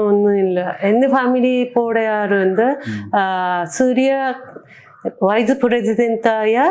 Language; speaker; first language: Malayalam; non-native, learner; Japanese